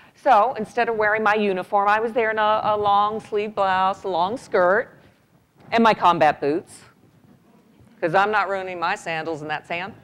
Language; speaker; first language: English; native; English